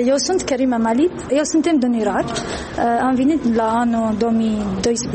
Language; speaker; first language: Romanian; non-native, learner; Arabic